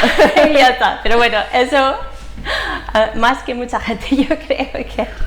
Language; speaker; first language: Spanish; non-native, fluent; English